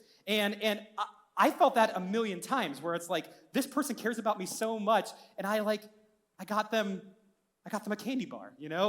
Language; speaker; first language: English; native; English